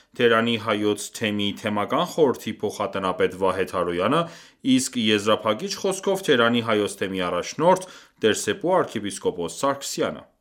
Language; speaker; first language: Armenian; early bilingual, heritage; Armenian